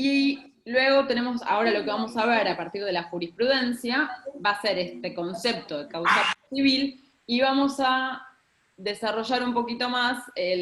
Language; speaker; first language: Spanish; native; Spanish